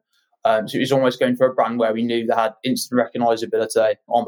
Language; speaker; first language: English; native; English